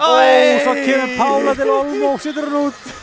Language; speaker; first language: Icelandic; native; Icelandic